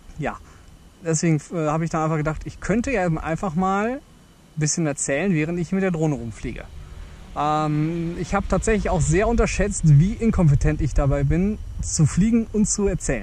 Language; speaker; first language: German; native; German